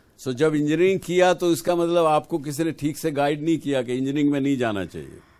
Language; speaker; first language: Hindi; native; Hindi